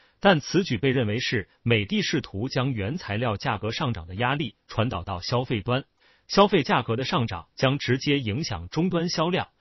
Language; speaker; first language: Chinese; native; Chinese